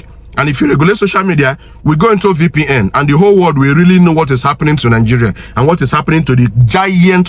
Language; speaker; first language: English; non-native, local second language; Igbo